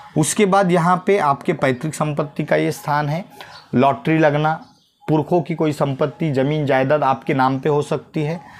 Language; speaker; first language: Hindi; non-native, local second language; Marathi